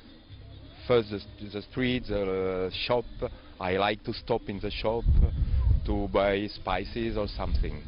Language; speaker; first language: English; non-native, learner; French